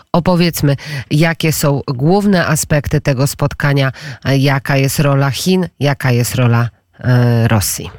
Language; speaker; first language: Polish; native; Polish